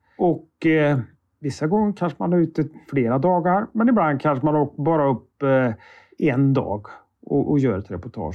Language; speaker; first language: Swedish; native; Swedish